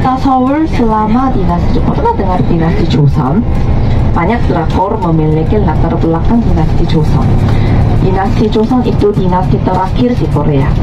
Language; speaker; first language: Indonesian; non-native, fluent; Korean